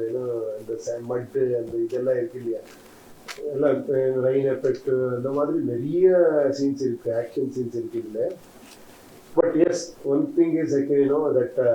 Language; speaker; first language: Tamil; non-native, learner; Kannada